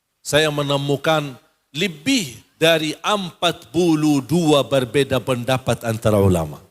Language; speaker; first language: Malay; non-native, fluent; Arabic